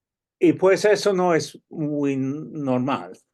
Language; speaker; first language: Spanish; non-native, fluent; English